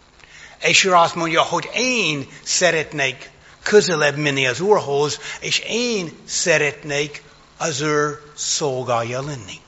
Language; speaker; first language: Hungarian; non-native, fluent; English